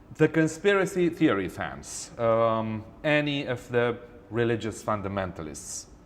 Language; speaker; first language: English; non-native, fluent; Romanian